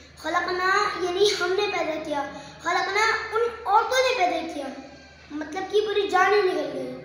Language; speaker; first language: Urdu; native; Urdu